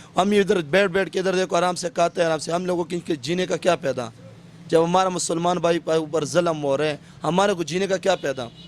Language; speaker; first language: Urdu; non-native, local second language; Pashto